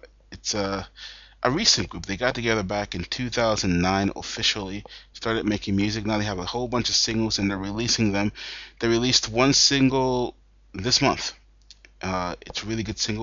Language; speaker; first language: English; native; English